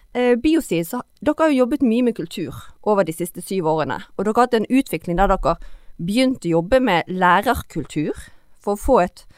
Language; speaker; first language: Norwegian; native; Norwegian